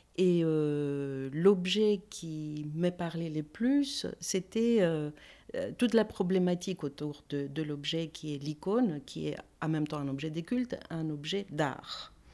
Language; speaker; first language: French; non-native, fluent; Greek